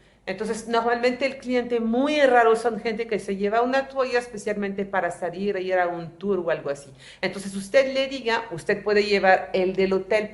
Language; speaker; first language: Spanish; native; Spanish